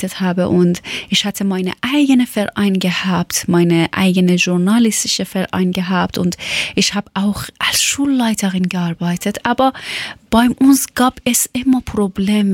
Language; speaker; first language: German; non-native, learner; Persian